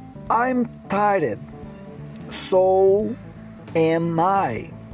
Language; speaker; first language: English; non-native, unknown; Portuguese